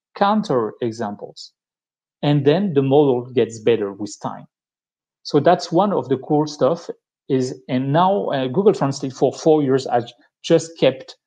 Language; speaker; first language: English; non-native, fluent; French